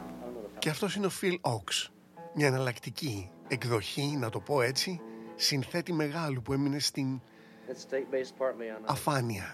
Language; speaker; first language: Greek; native; Greek